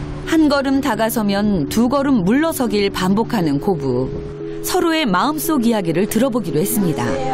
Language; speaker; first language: Korean; native; Korean